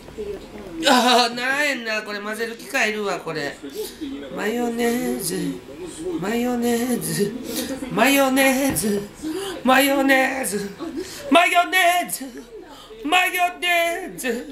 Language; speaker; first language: Japanese; native; Japanese